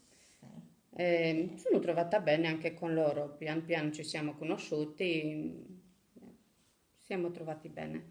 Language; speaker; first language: Italian; non-native, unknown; Romanian